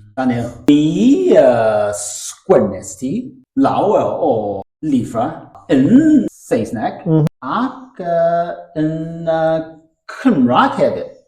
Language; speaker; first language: Welsh; non-native, learner; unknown